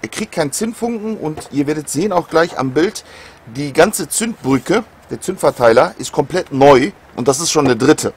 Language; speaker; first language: German; native; German